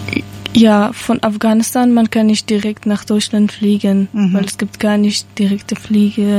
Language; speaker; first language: German; non-native, learner; Persian